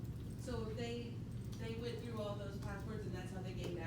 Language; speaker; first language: English; native; English